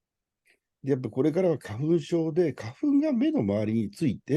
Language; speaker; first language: Japanese; native; Japanese